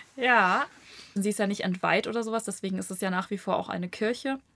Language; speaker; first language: German; native; German